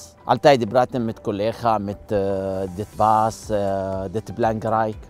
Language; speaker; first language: Dutch; non-native, learner; Arabic